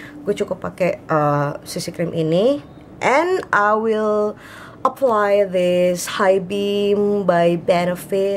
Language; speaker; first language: English; non-native, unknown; Indonesian